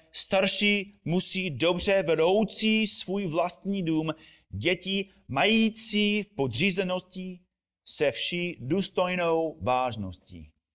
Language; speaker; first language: Czech; non-native, fluent; English